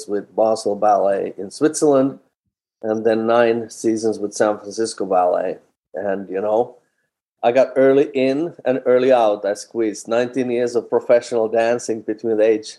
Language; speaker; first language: English; non-native, fluent; Finnish